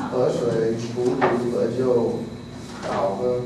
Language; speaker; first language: Chinese; non-native, learner; Korean